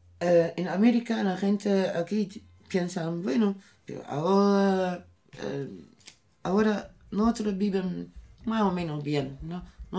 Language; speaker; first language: Spanish; non-native, learner; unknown